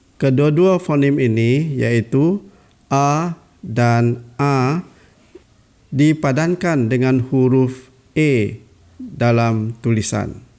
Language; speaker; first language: Malay; non-native, local second language; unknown